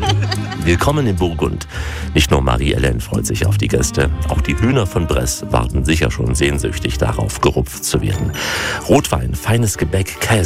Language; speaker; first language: German; native; German